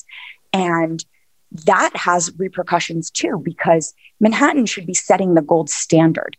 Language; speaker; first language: English; native; English